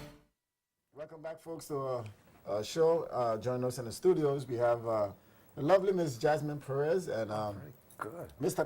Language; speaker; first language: English; native; English